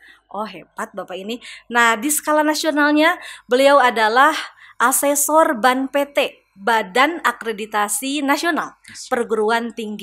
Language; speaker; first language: Indonesian; native; Indonesian